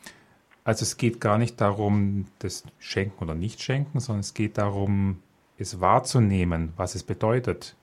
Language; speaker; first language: German; native; German